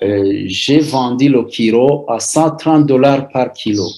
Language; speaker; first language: French; non-native, local second language; Rundi